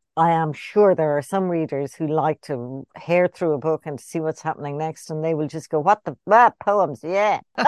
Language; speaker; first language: English; native; English